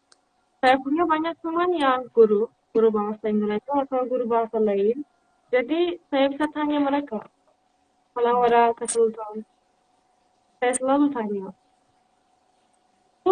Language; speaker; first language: Indonesian; non-native, learner; Turkish